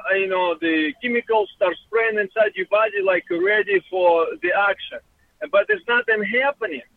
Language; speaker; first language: English; non-native, learner; Russian